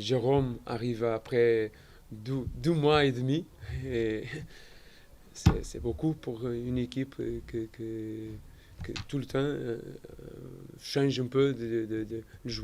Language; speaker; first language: French; non-native, learner; Portuguese